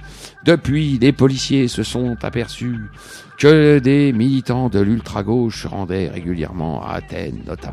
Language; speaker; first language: French; native; French